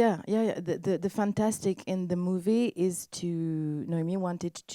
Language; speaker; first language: English; non-native, learner; French